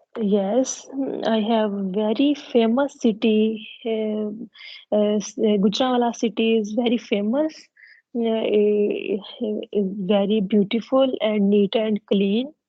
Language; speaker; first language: English; non-native, learner; Punjabi